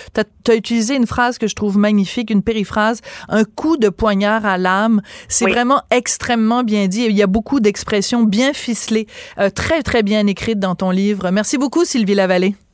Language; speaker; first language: French; native; French